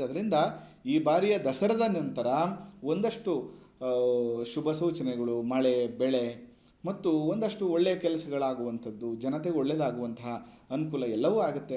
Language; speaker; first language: Kannada; native; Kannada